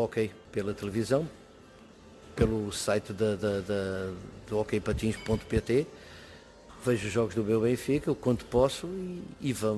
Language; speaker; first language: Portuguese; native; Portuguese